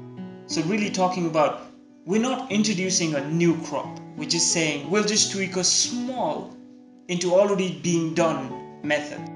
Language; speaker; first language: English; non-native, local second language; Nepali